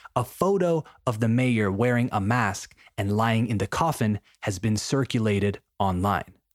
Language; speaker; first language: English; non-native, fluent; Spanish